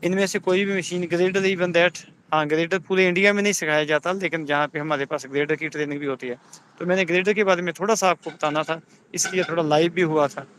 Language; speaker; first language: Hindi; non-native, local second language; Punjabi